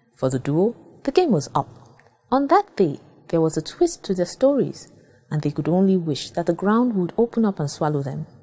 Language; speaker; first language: English; non-native, local second language; Yoruba